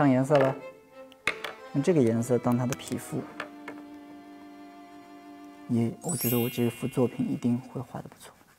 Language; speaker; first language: Chinese; native; Chinese